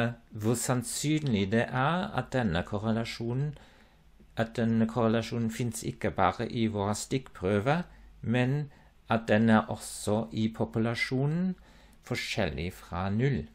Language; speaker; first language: Norwegian; non-native, fluent; German